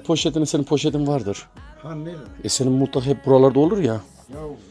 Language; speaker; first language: Turkish; native; Turkish